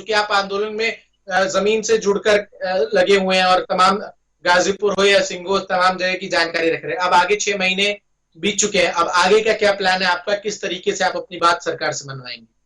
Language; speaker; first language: Hindi; native; Hindi